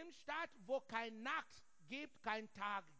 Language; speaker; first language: German; non-native, learner; English